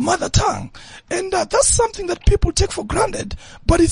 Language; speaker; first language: English; non-native, local second language; Shona